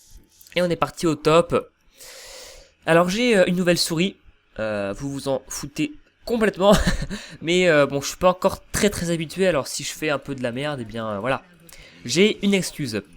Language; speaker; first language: French; native; French